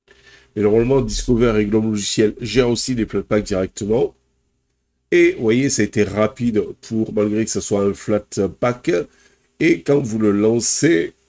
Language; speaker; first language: French; native; French